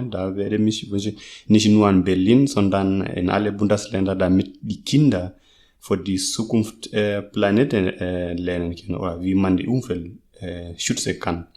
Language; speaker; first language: German; non-native, learner; Masai